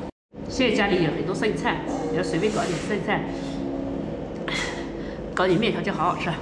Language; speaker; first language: Chinese; non-native, local second language; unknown